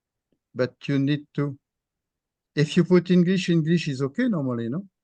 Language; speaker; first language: English; non-native, fluent; French